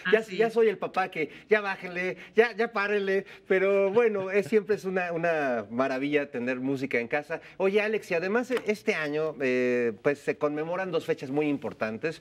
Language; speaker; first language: Spanish; native; Spanish